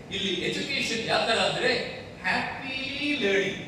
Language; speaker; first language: Kannada; non-native, local second language; Telugu